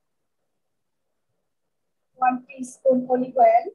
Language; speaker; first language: English; non-native, learner; Bangla